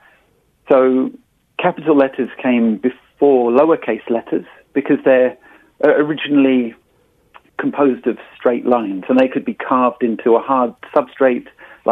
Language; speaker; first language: English; native; English